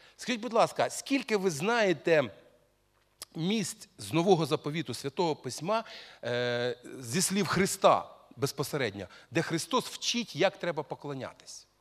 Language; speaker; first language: Ukrainian; non-native, local second language; Russian